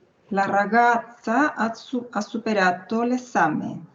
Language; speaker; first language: Italian; non-native, learner; Spanish